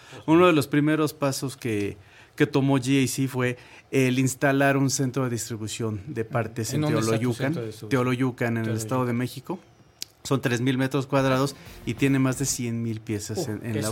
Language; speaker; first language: Spanish; native; Spanish